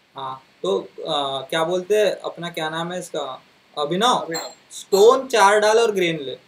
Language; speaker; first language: Hindi; non-native, local second language; Marathi